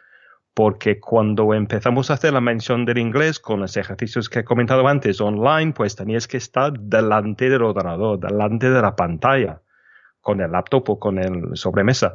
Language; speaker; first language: Spanish; non-native, fluent; English